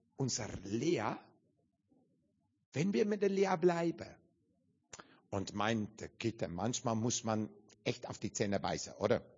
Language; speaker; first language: German; non-native, learner; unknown